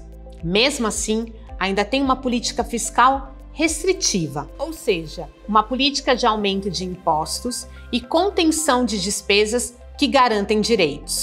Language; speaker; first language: Portuguese; native; Portuguese